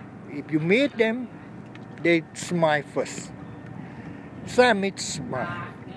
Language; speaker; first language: English; non-native, learner; Thai